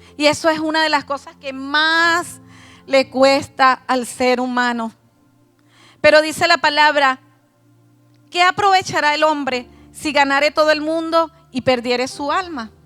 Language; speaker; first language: Spanish; native; Spanish